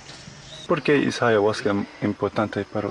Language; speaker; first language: Spanish; non-native, learner; English